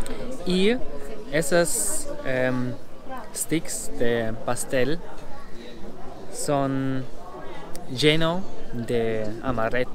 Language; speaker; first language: Spanish; non-native, learner; German